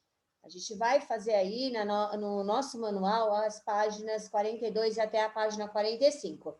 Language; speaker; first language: Portuguese; native; Portuguese